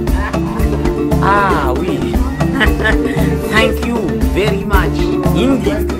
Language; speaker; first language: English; non-native, learner; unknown